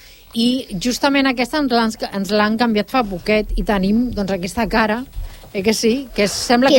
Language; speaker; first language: Catalan; native; Catalan